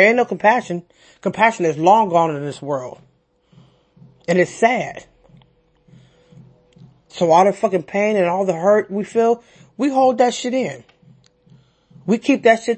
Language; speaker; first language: English; native; English